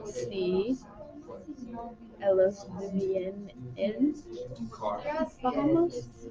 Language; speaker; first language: Spanish; non-native, learner; English